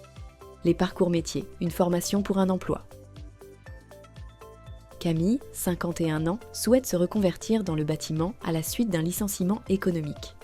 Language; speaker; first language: French; native; French